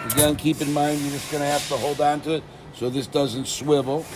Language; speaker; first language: English; native; English